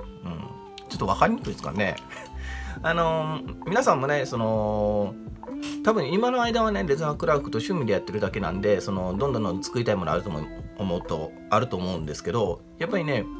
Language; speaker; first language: Japanese; native; Japanese